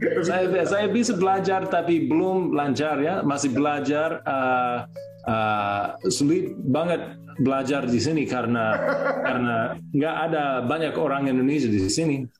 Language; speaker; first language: Indonesian; non-native, learner; English